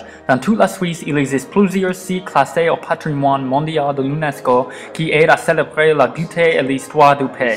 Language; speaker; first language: French; non-native, learner; English